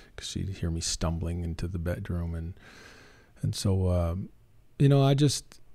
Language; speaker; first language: English; native; English